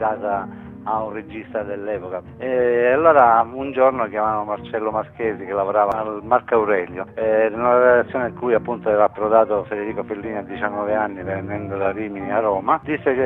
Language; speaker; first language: Italian; native; Italian